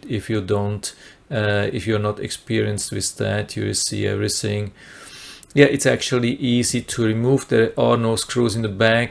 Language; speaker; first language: English; non-native, fluent; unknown